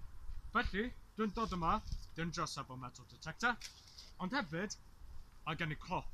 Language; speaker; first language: Welsh; non-native, learner; English